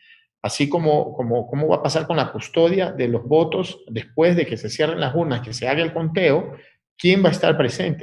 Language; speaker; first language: Spanish; native; Spanish